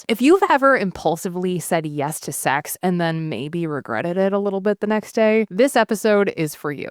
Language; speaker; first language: English; native; English